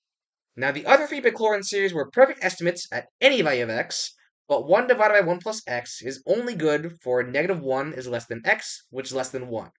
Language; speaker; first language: English; native; English